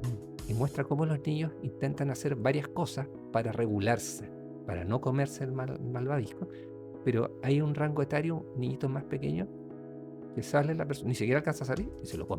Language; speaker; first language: Spanish; native; Spanish